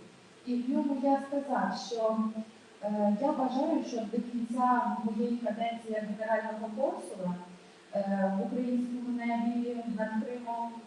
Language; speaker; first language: Ukrainian; non-native, learner; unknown